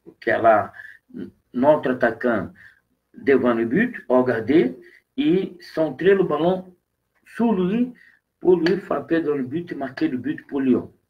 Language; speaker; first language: French; non-native, learner; Portuguese